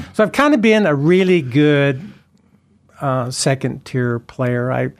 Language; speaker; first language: English; native; English